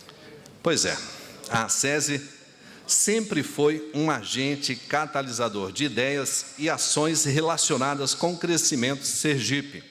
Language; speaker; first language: Portuguese; native; Portuguese